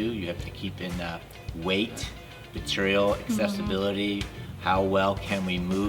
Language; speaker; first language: English; native; English